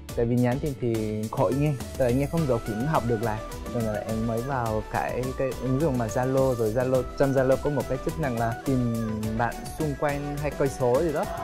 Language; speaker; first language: Vietnamese; non-native, fluent; Korean